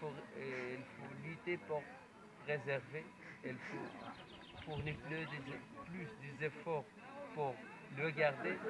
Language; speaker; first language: French; non-native, learner; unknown